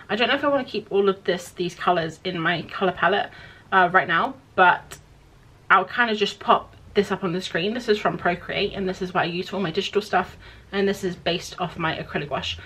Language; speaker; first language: English; native; English